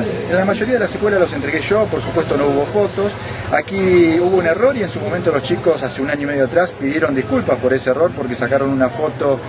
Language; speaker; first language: Spanish; native; Spanish